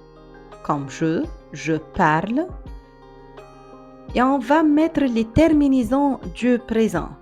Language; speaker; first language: French; non-native, fluent; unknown